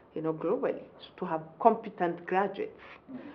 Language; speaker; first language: English; non-native, fluent; Amharic